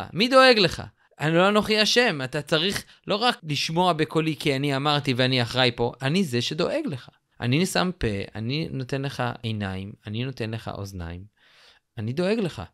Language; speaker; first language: Hebrew; native; Hebrew